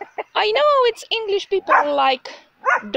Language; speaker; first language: English; non-native, learner; Russian